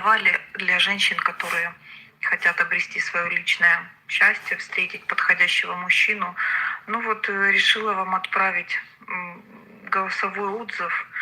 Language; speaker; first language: Russian; native; Russian